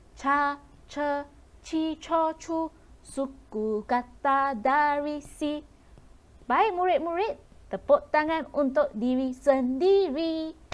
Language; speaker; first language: Malay; non-native, local second language; Chinese